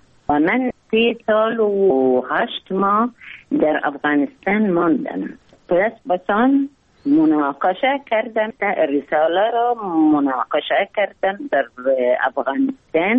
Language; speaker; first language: Persian; non-native, fluent; Arabic